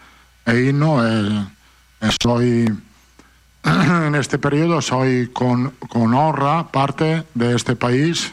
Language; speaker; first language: Spanish; non-native, fluent; Italian